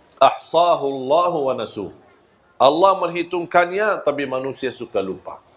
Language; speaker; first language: Malay; non-native, fluent; Arabic